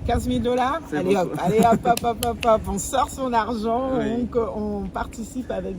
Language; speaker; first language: French; native; French